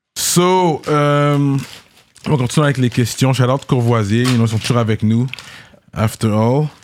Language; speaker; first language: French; native; French